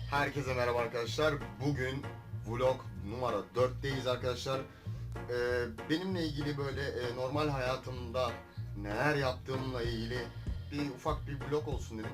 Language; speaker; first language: Turkish; native; Turkish